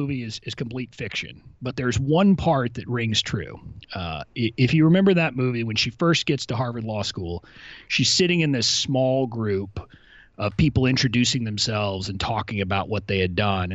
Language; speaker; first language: English; native; English